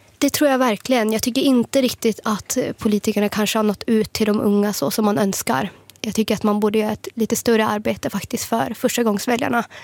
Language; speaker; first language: Swedish; native; Swedish